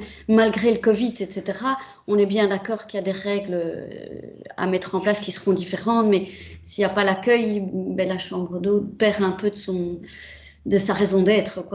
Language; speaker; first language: French; native; French